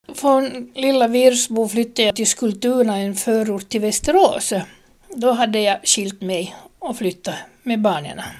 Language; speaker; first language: Swedish; native; Swedish